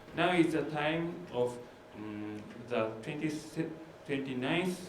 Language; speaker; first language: English; non-native, learner; Japanese